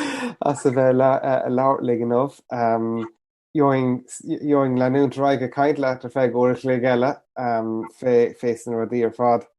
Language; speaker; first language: Irish; native; Irish